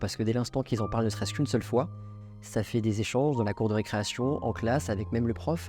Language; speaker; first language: French; native; French